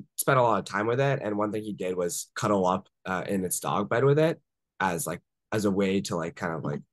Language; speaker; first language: English; native; English